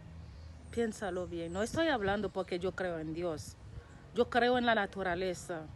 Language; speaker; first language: Spanish; non-native, local second language; Haitian Creole